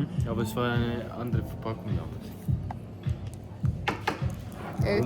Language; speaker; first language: German; early bilingual, other home language; Bosnian